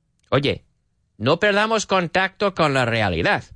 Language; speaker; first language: Spanish; non-native, fluent; English